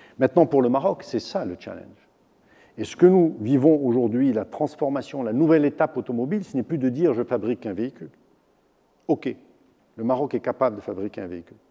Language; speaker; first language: French; non-native, local second language; Arabic